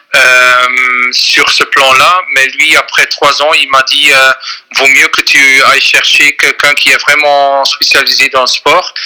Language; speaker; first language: French; non-native, fluent; Dutch